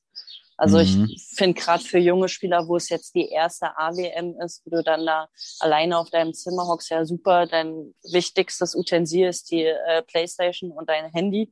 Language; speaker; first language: German; native; German